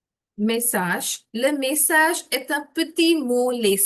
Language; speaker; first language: French; non-native, fluent; Hindi